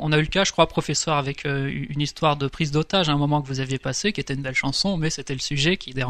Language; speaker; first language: French; native; French